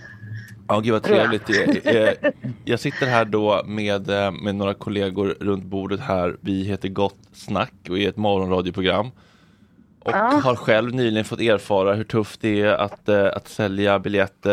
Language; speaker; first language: Swedish; native; Swedish